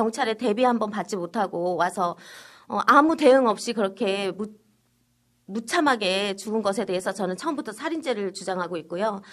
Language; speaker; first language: Korean; native; Korean